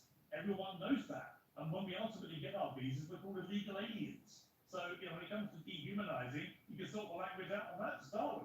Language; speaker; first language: English; native; English